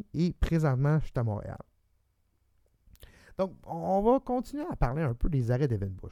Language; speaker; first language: French; native; French